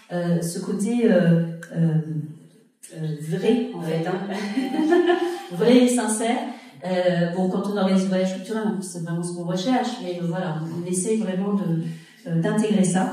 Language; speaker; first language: French; native; French